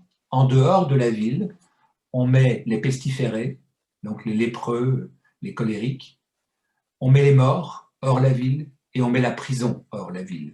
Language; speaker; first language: French; native; French